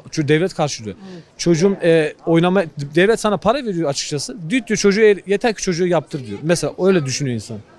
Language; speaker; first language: Turkish; native; Turkish